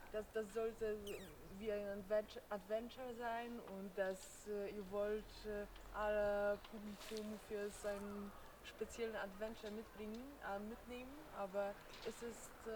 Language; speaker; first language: German; non-native, learner; Polish